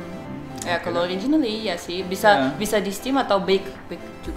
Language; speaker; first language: Indonesian; non-native, learner; Russian